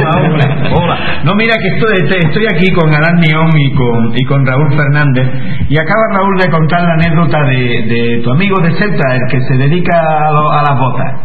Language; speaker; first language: Spanish; native; Spanish